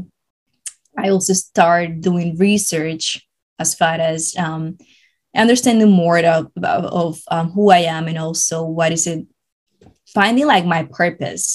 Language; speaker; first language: English; non-native, fluent; Spanish